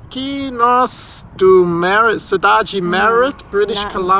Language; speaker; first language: Portuguese; non-native, learner; English